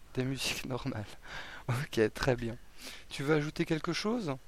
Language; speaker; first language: French; native; French